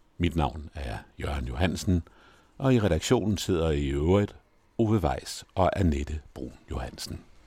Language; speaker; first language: Danish; native; Danish